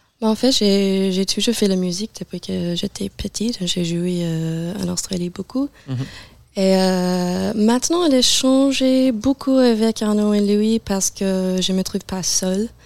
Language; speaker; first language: French; non-native, learner; English